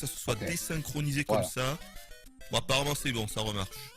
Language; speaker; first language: French; native; French